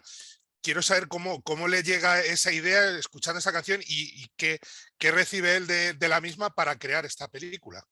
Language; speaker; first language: Spanish; native; Spanish